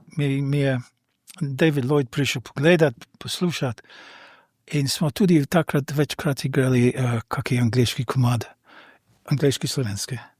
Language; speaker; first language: Slovenian; non-native, fluent; English